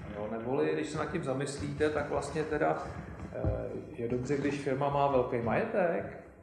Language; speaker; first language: Czech; native; Czech